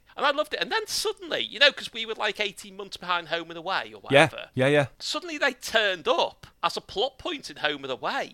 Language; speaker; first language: English; native; English